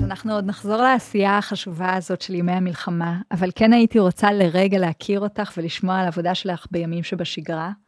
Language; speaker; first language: Hebrew; native; Hebrew